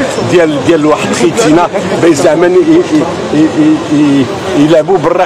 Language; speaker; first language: Arabic; native; Arabic